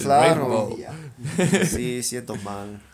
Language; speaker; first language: Spanish; non-native, learner; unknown